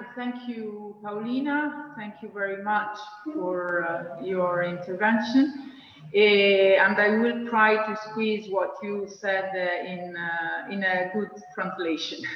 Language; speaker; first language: English; non-native, fluent; Italian